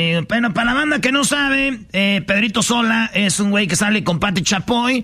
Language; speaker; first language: Spanish; native; Spanish